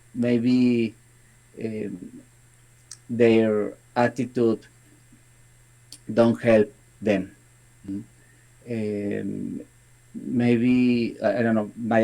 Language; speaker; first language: English; non-native, learner; Spanish